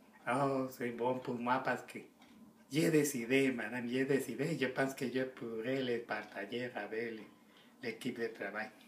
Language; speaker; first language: French; non-native, learner; Spanish